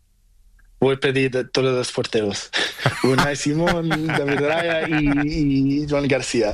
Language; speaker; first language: Spanish; non-native, learner; Portuguese